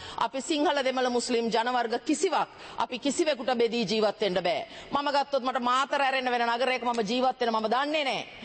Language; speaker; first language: Sinhala; non-native, local second language; Tamil